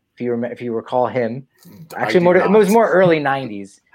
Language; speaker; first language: English; native; English